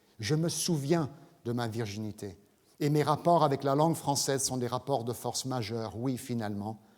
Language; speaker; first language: French; non-native, fluent; English